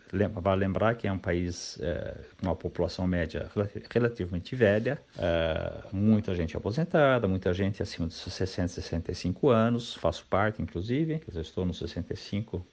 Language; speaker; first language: Portuguese; native; Portuguese